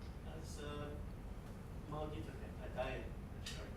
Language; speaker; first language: Hebrew; non-native, fluent; English